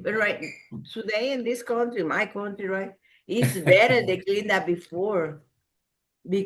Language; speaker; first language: English; non-native, learner; Spanish